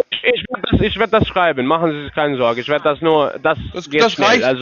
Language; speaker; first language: German; non-native, learner; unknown